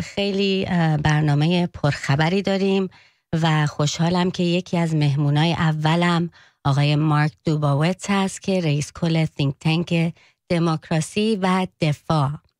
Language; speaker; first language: Persian; early bilingual, heritage; Persian